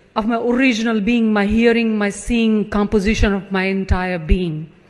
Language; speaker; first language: English; non-native, local second language; Punjabi